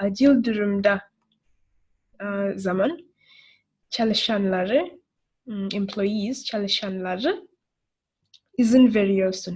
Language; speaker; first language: Turkish; non-native, learner; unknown